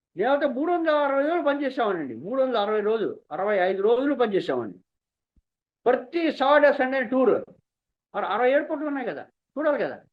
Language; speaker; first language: Telugu; native; Telugu